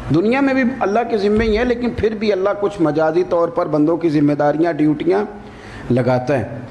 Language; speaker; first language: Urdu; non-native, local second language; Punjabi